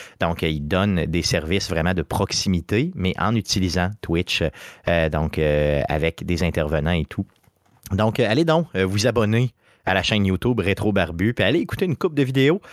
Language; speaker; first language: French; native; French